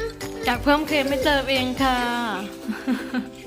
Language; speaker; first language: Dutch; non-native, learner; Thai